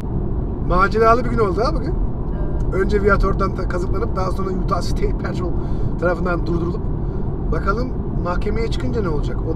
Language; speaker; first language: Turkish; native; Turkish